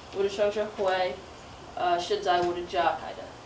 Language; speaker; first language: Chinese; non-native, learner; English